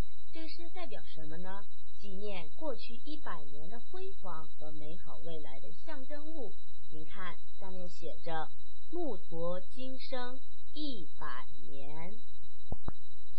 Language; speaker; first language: Chinese; non-native, fluent; Mongolian